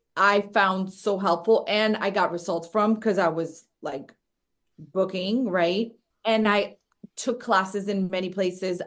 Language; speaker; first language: English; early bilingual, other home language; Spanish